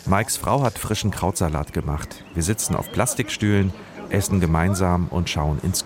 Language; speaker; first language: German; native; German